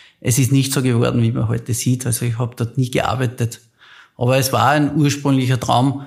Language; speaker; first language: German; native; German